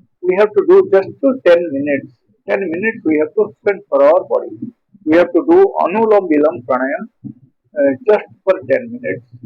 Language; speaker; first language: English; non-native, local second language; Telugu